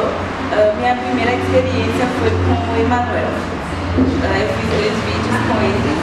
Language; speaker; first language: Portuguese; non-native, fluent; Haitian Creole